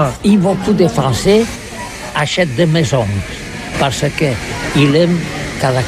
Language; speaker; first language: French; non-native, learner; Catalan